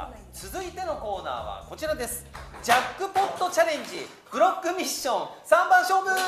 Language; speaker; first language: Japanese; native; Japanese